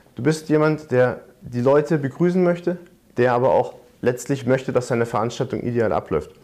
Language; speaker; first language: German; native; German